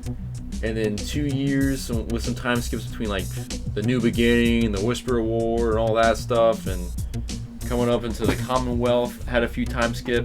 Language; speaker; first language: English; native; English